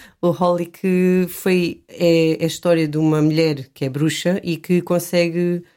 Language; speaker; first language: Portuguese; native; Portuguese